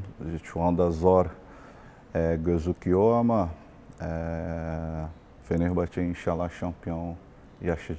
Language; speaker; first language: Turkish; non-native, learner; Portuguese